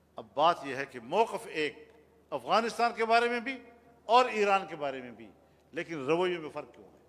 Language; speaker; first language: Urdu; non-native, local second language; Pashto